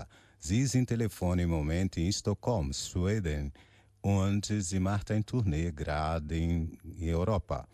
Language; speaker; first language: German; non-native, learner; Portuguese